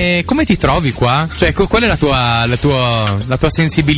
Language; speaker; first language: Italian; native; Italian